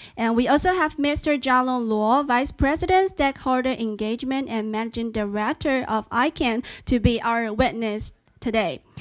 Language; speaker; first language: English; non-native, fluent; Chinese